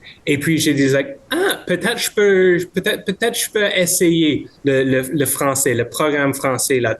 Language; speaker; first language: French; non-native, local second language; English